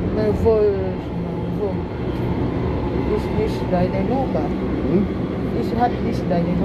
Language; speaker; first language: German; non-native, learner; Lingala